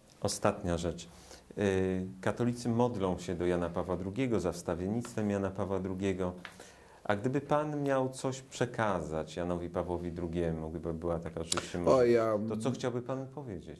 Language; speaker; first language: Polish; native; Polish